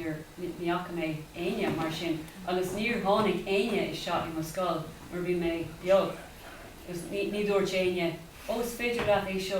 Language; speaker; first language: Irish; non-native, local second language; English